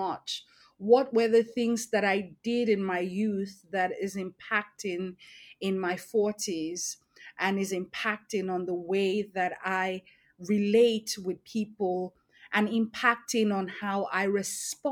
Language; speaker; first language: English; non-native, local second language; Esan